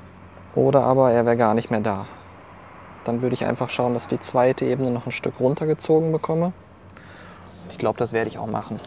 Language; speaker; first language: German; native; German